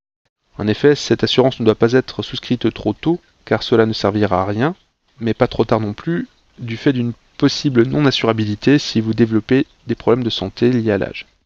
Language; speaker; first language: French; native; French